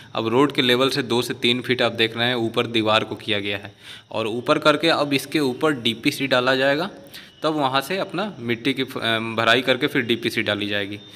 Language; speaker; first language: Hindi; native; Hindi